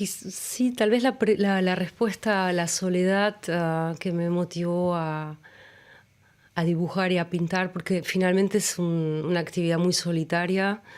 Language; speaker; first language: Spanish; early bilingual, other home language; German